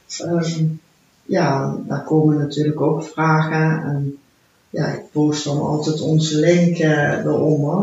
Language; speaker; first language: Dutch; early bilingual, heritage; Dutch